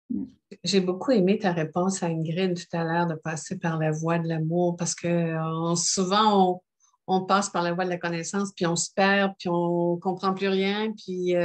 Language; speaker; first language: French; native; French